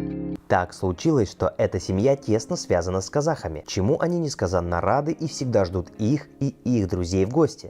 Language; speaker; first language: Russian; native; Russian